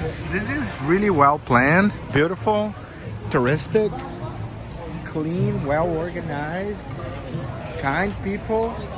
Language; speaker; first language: English; non-native, fluent; Portuguese